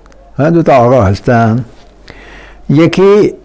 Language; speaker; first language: Persian; non-native, fluent; Urdu